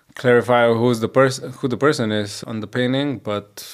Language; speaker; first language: English; non-native, fluent; Slovenian